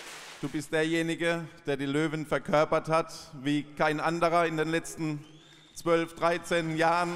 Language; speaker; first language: German; native; German